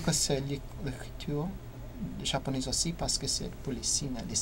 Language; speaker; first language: French; non-native, fluent; English